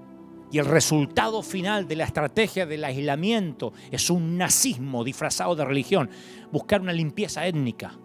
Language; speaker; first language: Spanish; native; Spanish